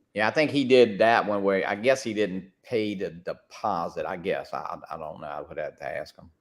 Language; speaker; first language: English; native; English